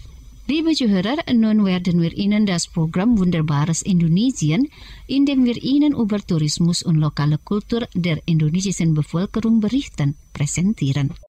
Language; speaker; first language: German; non-native, fluent; Indonesian